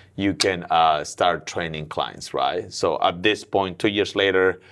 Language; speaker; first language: English; non-native, fluent; Spanish